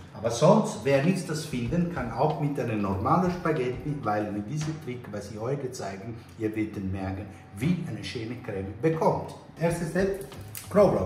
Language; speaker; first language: German; non-native, fluent; Italian